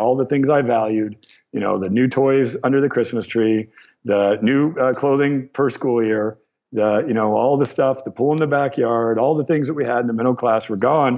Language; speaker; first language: English; native; English